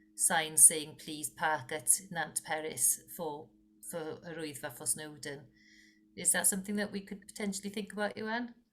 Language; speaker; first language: English; non-native, local second language; Welsh